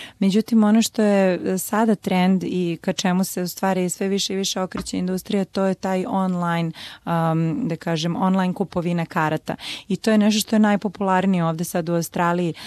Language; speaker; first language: Serbian; native; Serbian